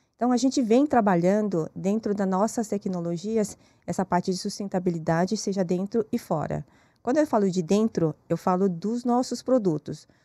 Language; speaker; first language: Portuguese; non-native, fluent; Korean